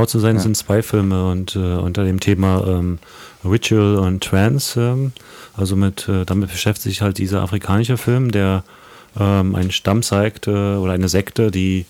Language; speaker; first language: German; native; German